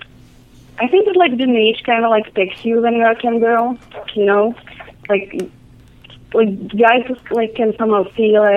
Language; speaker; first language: English; non-native, fluent; Czech